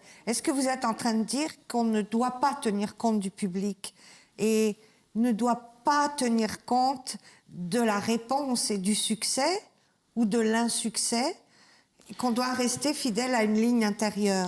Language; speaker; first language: French; native; French